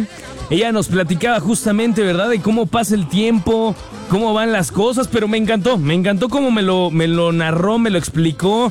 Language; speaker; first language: Spanish; native; Spanish